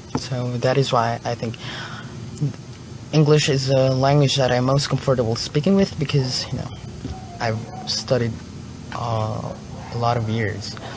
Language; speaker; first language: English; non-native, local second language; Filipino